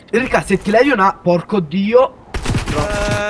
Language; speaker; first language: Italian; native; Italian